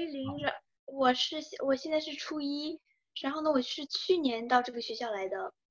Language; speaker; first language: Chinese; early bilingual, other home language; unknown